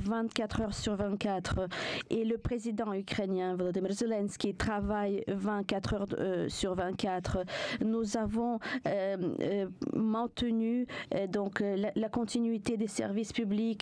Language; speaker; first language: French; non-native, fluent; Ukrainian